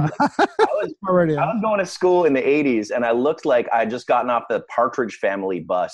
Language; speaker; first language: English; native; English